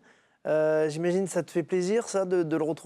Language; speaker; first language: French; native; French